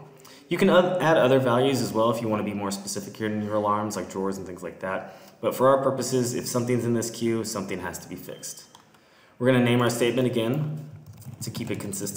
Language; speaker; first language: English; native; English